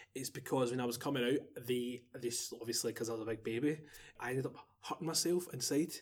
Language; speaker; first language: English; native; English